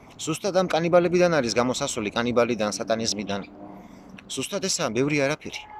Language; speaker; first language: Georgian; non-native, local second language; Mingrelian